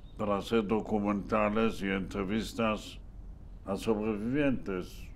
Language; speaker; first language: Spanish; non-native, fluent; Polish